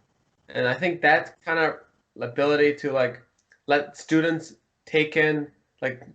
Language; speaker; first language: English; early bilingual, heritage; Mongolian